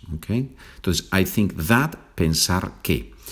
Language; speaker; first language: English; non-native, fluent; Spanish